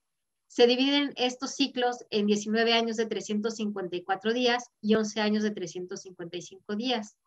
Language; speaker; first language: Spanish; native; Spanish